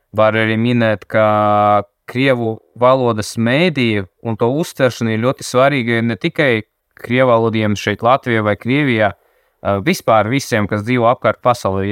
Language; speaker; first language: Latvian; non-native, local second language; Russian